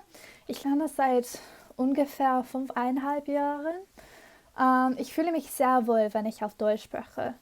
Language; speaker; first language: German; non-native, fluent; English